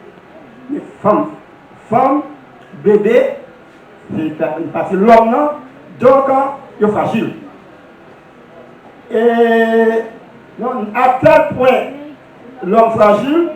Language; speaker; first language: French; non-native, local second language; Haitian Creole